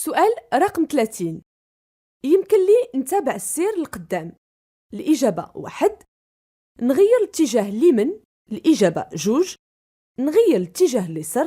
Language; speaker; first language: Arabic; native; Arabic